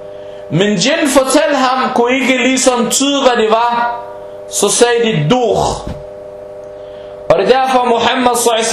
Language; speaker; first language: Danish; early bilingual, heritage; Danish